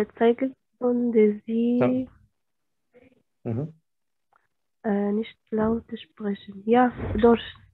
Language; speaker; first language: German; non-native, learner; Arabic